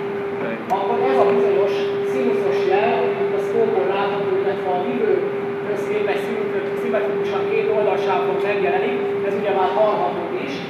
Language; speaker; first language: Hungarian; native; Hungarian